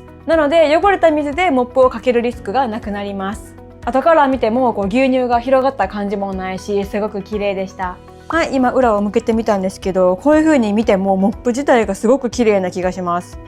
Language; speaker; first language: Japanese; native; Japanese